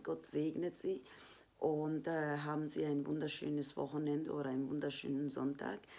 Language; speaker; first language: German; non-native, fluent; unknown